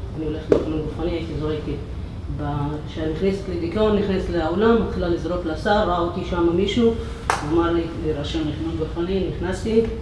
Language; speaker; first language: Hebrew; non-native, local second language; Arabic